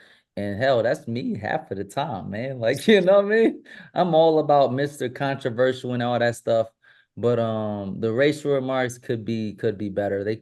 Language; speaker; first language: English; native; English